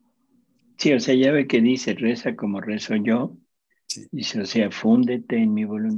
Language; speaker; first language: Spanish; native; Spanish